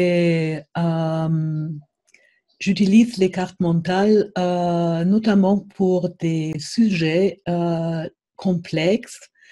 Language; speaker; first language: French; non-native, fluent; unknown